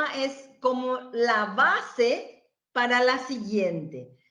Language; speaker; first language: Portuguese; non-native, learner; Spanish